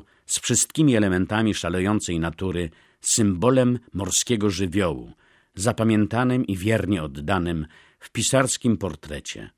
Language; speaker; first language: Polish; native; Polish